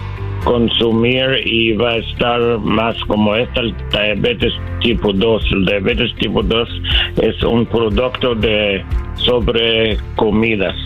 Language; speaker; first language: Spanish; non-native, learner; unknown